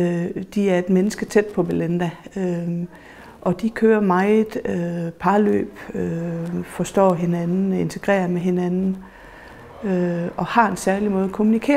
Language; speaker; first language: Danish; native; Danish